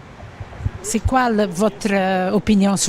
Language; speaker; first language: French; non-native, fluent; Portuguese